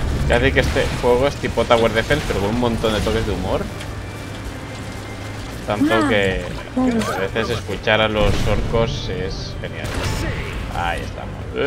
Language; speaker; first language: Spanish; native; Spanish